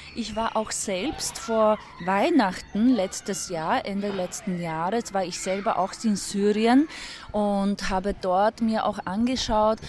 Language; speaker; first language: German; early bilingual, other home language; Polish